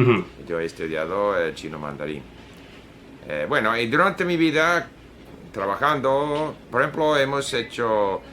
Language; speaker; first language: Spanish; non-native, fluent; Swedish